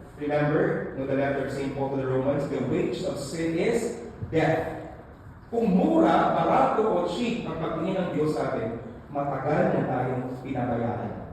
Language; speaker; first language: Filipino; non-native, local second language; Hiligaynon